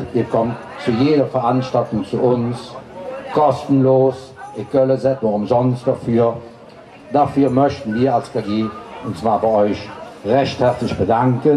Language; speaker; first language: German; native; German